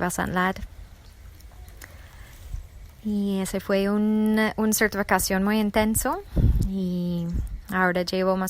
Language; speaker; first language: Spanish; non-native, fluent; English